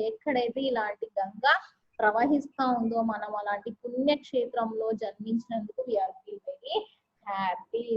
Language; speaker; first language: Telugu; non-native, local second language; Urdu